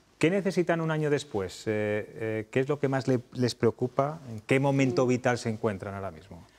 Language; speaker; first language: Spanish; native; Spanish